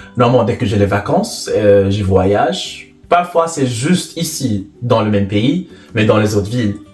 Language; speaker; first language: French; non-native, fluent; English